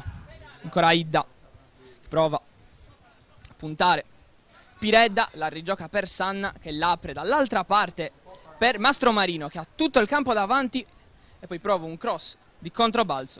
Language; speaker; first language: Italian; native; Italian